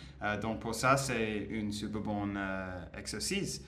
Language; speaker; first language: French; non-native, learner; Spanish